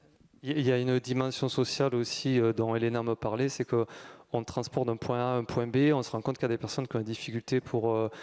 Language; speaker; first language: French; native; French